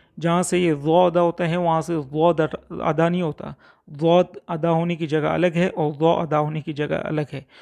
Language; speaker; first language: Urdu; non-native, local second language; Punjabi